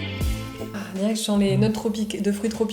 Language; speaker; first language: French; native; French